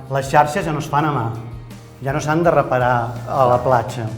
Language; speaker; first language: Catalan; native; Catalan